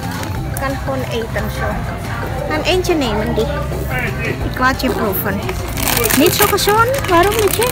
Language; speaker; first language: Dutch; non-native, local second language; Indonesian